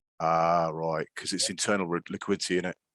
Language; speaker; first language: English; native; English